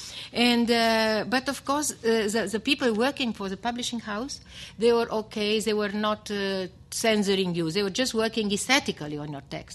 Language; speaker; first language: English; non-native, fluent; Romanian